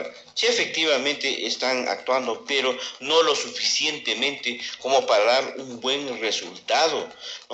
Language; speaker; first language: Spanish; native; Spanish